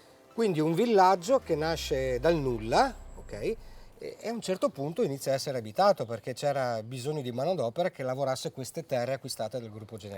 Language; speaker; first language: Italian; native; Italian